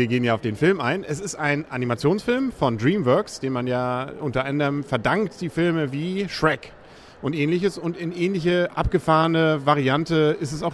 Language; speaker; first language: German; native; German